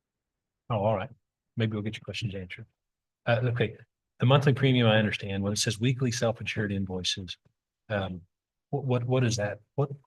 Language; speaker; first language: English; native; English